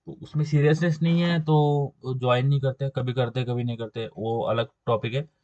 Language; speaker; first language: Hindi; non-native, local second language; Marathi